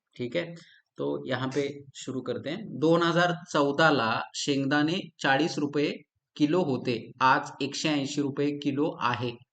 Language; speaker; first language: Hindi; non-native, local second language; Marathi